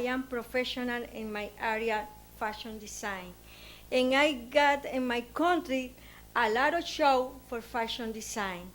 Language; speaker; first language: English; non-native, learner; Spanish